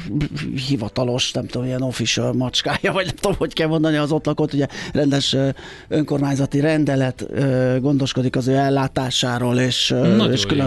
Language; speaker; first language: Hungarian; native; Hungarian